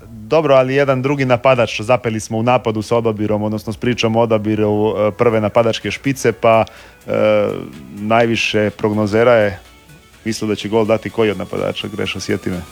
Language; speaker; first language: Serbian; native; Serbian